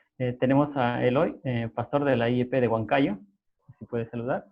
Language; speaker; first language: Spanish; native; Spanish